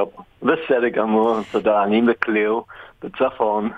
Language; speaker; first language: Hebrew; non-native, fluent; English